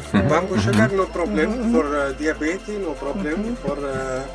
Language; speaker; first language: English; non-native, learner; Arabic